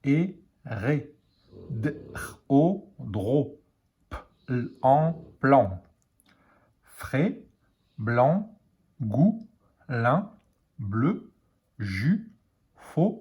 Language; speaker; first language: French; native; French